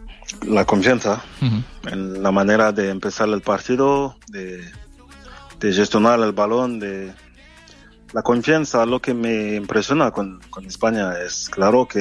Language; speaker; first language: Spanish; non-native, fluent; French